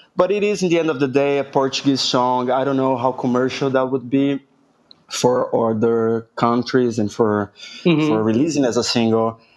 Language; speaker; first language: English; non-native, fluent; Portuguese